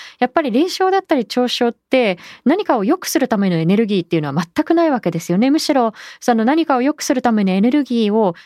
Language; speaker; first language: Japanese; native; Japanese